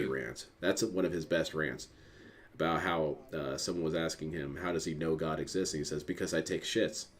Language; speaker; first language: English; native; English